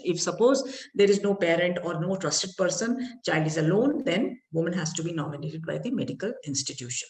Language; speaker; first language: English; non-native, local second language; Malayalam